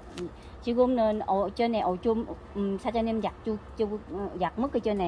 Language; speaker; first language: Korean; non-native, learner; Vietnamese